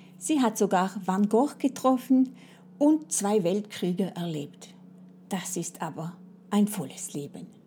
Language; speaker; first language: German; non-native, fluent; French